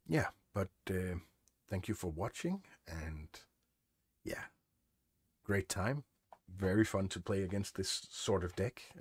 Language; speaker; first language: English; non-native, fluent; Danish